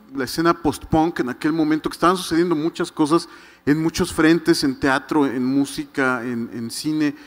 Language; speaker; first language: Spanish; native; Spanish